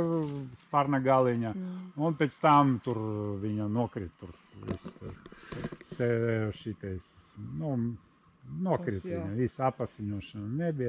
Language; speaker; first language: Latvian; non-native, local second language; Russian